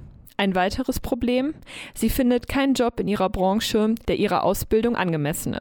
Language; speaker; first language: German; native; German